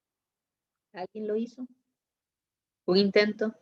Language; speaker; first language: Spanish; native; Spanish